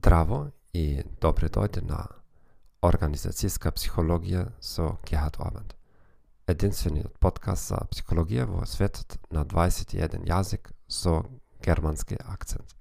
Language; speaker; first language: Macedonian; non-native, learner; German